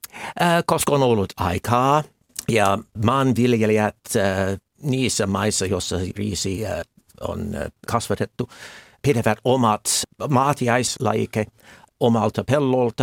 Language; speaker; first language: Finnish; non-native, fluent; English